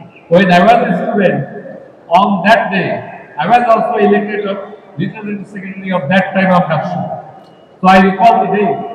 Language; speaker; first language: English; non-native, local second language; Bangla